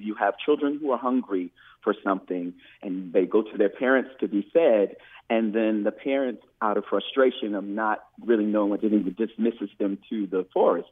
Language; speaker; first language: English; native; English